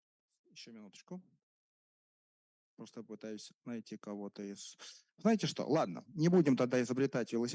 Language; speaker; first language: Russian; native; Russian